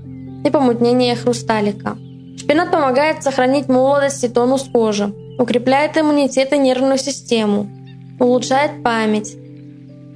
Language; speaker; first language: Russian; native; Russian